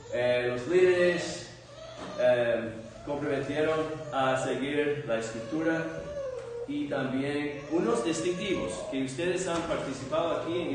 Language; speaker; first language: Spanish; non-native, fluent; English